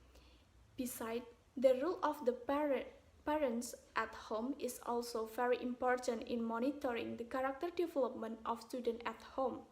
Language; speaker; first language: English; non-native, learner; Indonesian